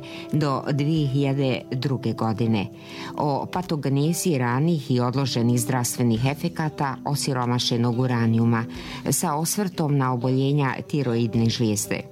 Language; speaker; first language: Serbian; native; Serbian